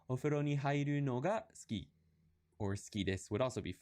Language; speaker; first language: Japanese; non-native, fluent; English